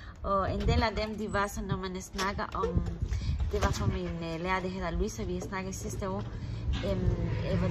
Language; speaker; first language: Danish; non-native, learner; Spanish